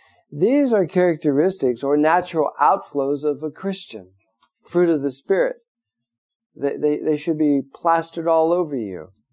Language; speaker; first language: English; native; English